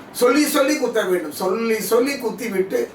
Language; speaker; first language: Tamil; native; Tamil